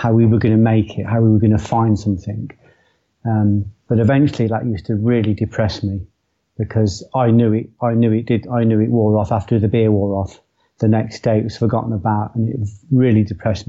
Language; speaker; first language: English; native; English